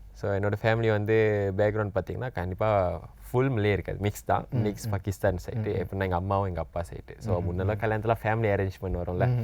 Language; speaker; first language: Tamil; non-native, local second language; Malay